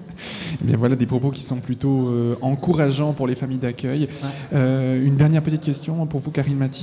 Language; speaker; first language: French; native; French